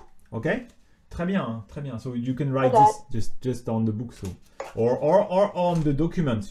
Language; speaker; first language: French; native; French